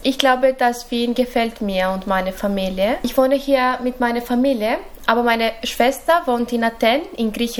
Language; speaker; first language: German; non-native, learner; Greek